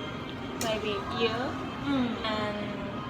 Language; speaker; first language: English; non-native, learner; Korean